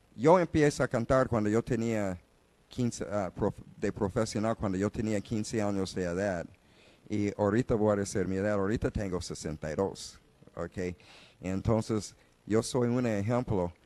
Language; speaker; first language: Spanish; non-native, learner; English